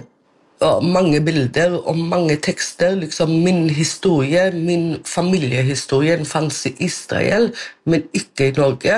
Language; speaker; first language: Norwegian; non-native, local second language; Romany